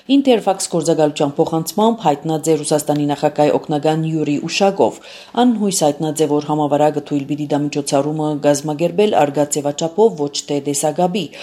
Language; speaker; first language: Armenian; early bilingual, heritage; Armenian